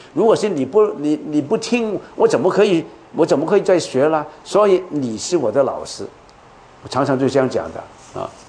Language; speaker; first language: Chinese; non-native, local second language; Cantonese